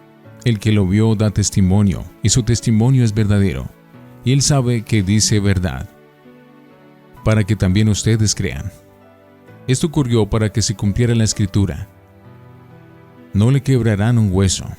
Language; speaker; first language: Spanish; native; Spanish